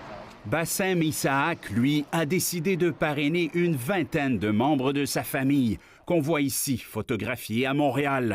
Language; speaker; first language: French; native; French